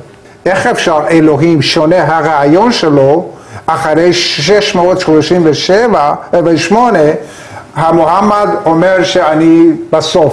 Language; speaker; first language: Hebrew; non-native, learner; Persian